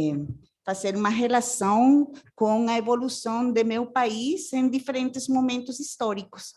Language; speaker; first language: Portuguese; non-native, fluent; Spanish